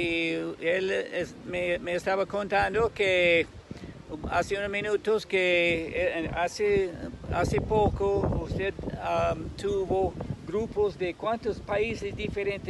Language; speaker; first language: Spanish; non-native, fluent; English